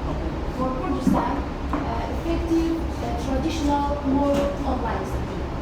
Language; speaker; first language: English; non-native, learner; Kurdish